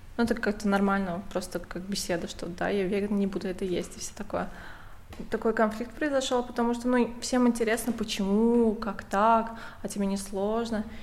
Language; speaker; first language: Russian; native; Russian